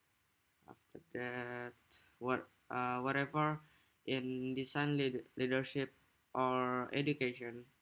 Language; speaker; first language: English; non-native, learner; Indonesian